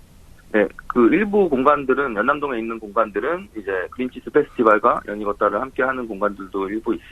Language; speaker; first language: Korean; native; Korean